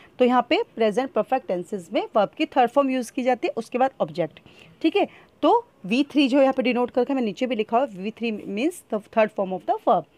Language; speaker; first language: Hindi; native; Hindi